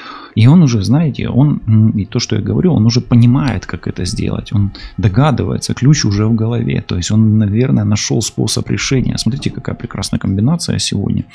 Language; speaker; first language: Russian; non-native, local second language; Ukrainian